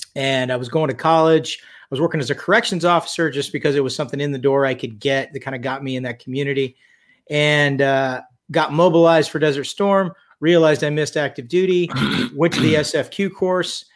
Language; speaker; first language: English; native; English